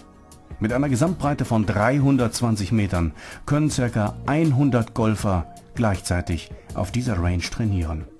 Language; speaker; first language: German; native; German